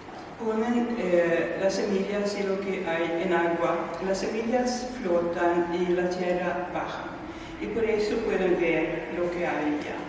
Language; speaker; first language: Spanish; non-native, fluent; Swedish